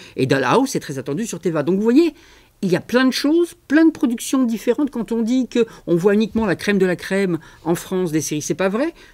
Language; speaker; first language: French; native; French